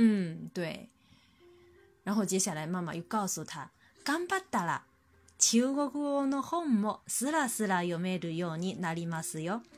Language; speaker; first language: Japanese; non-native, fluent; Chinese